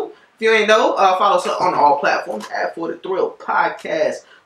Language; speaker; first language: English; native; English